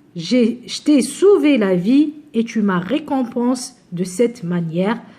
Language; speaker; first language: French; non-native, local second language; Arabic